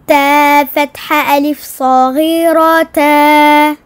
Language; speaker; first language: Arabic; non-native, learner; French